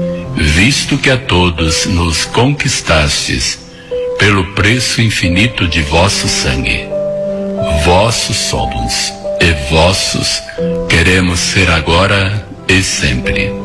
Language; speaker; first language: Portuguese; native; Portuguese